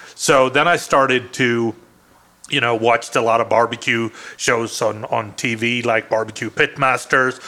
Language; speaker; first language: English; non-native, fluent; Swedish